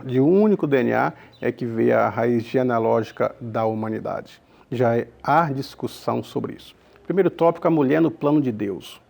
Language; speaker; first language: Portuguese; native; Portuguese